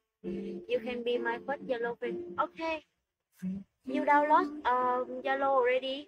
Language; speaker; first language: English; non-native, learner; Vietnamese